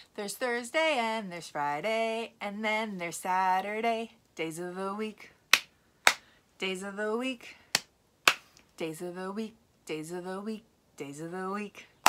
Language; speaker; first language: English; native; English